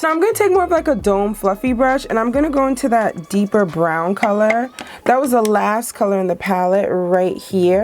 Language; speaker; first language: English; native; English